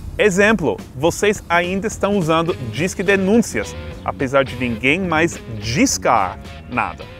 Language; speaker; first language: Portuguese; non-native, fluent; English